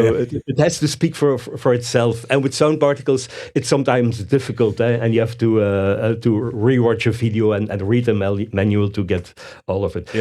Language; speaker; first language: English; non-native, fluent; Dutch